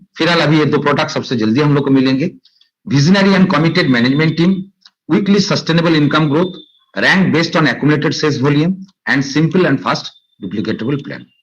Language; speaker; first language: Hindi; non-native, local second language; Bangla